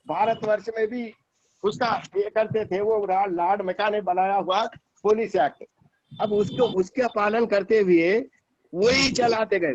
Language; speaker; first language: Hindi; non-native, local second language; Telugu